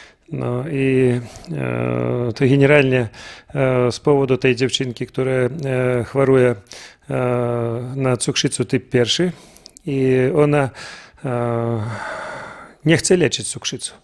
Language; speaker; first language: Polish; non-native, learner; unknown